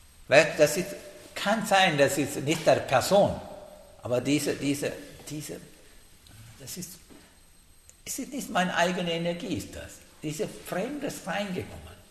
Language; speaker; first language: German; non-native, learner; Sinhala